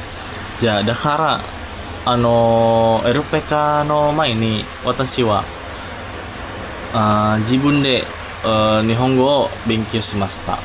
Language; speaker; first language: Japanese; non-native, learner; Indonesian